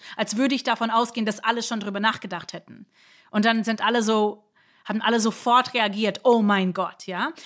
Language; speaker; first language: German; non-native, fluent; English